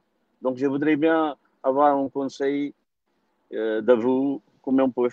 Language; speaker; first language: French; non-native, learner; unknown